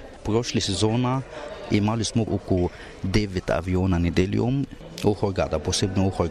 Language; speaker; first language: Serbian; non-native, learner; Arabic